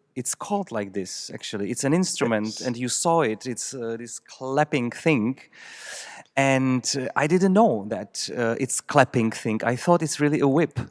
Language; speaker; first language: English; non-native, fluent; Czech